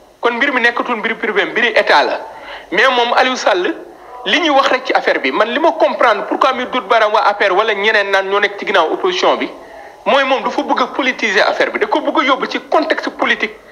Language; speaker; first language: Wolof; native; Wolof